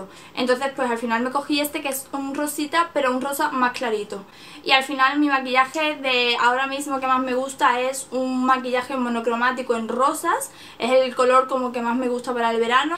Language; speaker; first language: Spanish; native; Spanish